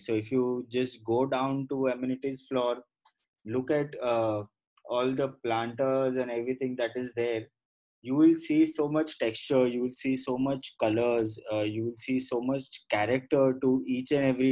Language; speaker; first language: English; non-native, local second language; Gujarati